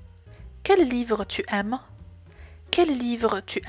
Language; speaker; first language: French; non-native, fluent; Polish